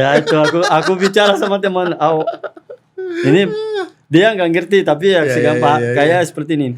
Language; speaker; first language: Indonesian; non-native, fluent; Portuguese